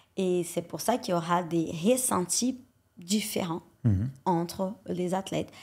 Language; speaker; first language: French; non-native, fluent; Portuguese